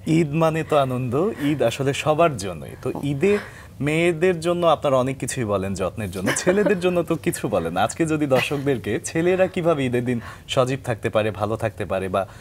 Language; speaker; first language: Bangla; native; Bangla